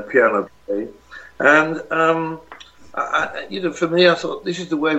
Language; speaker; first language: English; native; English